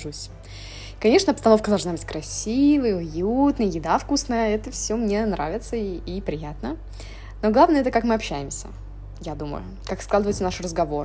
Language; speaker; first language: Russian; native; Russian